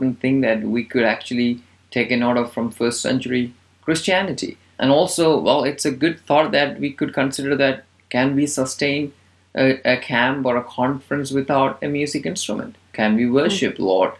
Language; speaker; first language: English; non-native, local second language; Malayalam